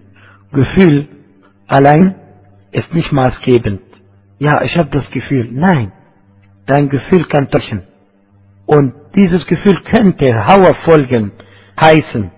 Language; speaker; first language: German; non-native, fluent; Arabic